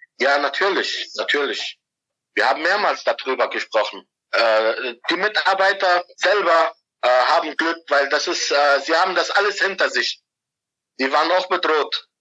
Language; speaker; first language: German; non-native, fluent; Arabic